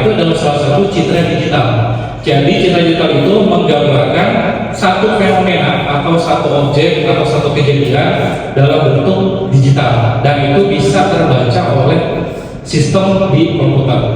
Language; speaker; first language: Indonesian; native; Indonesian